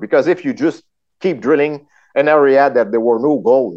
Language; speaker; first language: English; non-native, fluent; French